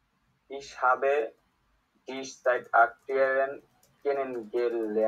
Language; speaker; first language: German; non-native, learner; Bangla